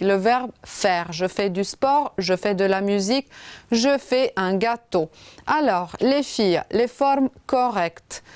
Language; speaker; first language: French; non-native, fluent; Romanian